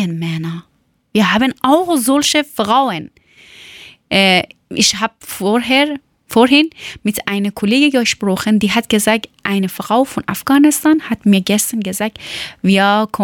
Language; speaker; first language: German; non-native, learner; Persian